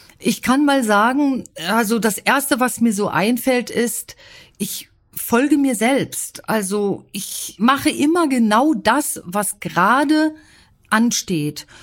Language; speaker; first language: German; native; German